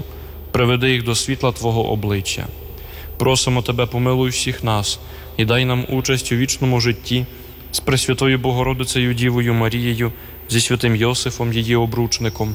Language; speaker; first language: Ukrainian; native; Ukrainian